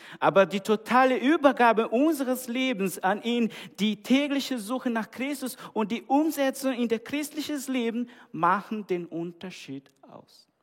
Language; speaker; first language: German; non-native, fluent; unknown